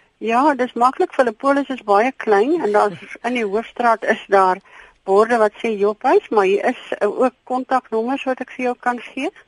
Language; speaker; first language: Afrikaans; native; Afrikaans